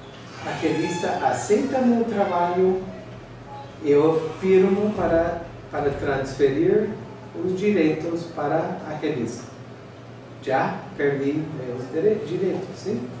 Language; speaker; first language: Portuguese; non-native, fluent; English